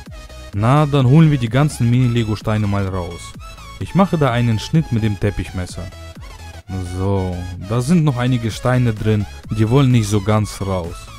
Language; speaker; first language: German; native; German